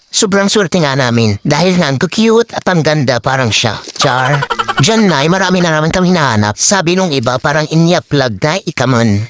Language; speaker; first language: Filipino; non-native, local second language; Iloko